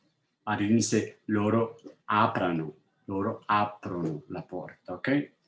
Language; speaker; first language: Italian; non-native, fluent; English